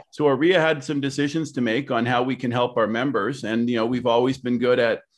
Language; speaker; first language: English; native; English